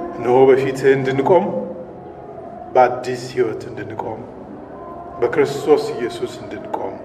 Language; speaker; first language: Amharic; native; Amharic